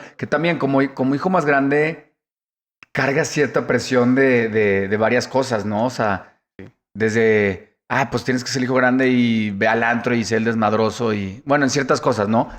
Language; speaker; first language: Spanish; native; Spanish